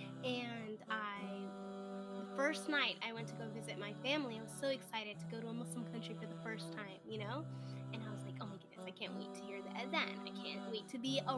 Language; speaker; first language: English; native; English